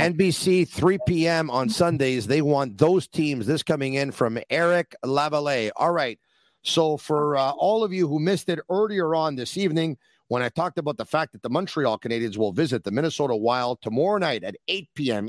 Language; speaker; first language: English; native; English